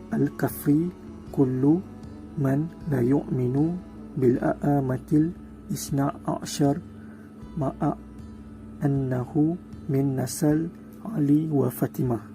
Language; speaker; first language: Arabic; non-native, learner; Malay